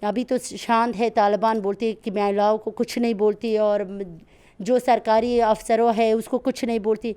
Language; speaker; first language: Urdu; non-native, learner; Persian